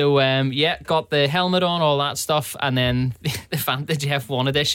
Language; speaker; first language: English; native; English